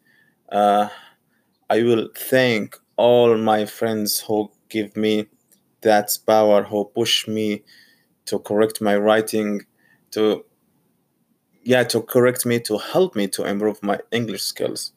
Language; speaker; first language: English; non-native, learner; Arabic